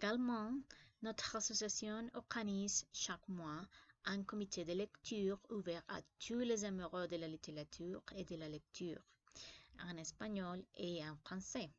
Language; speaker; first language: French; non-native, learner; Spanish